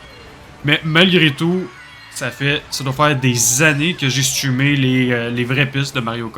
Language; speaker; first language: French; native; French